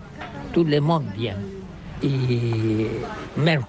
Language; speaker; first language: French; non-native, learner; Catalan